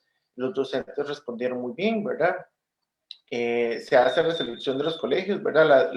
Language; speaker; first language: Spanish; native; Spanish